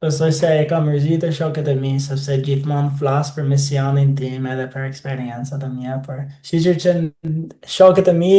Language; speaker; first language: Albanian; non-native, fluent; English